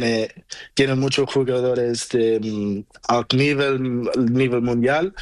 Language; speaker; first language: Spanish; non-native, learner; Portuguese